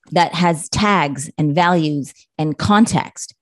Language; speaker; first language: English; native; English